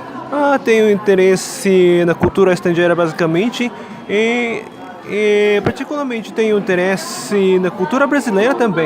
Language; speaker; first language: Portuguese; non-native, learner; Korean